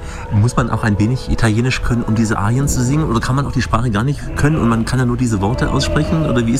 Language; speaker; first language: German; native; German